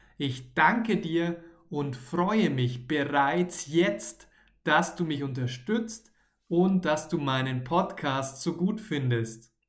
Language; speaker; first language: German; native; German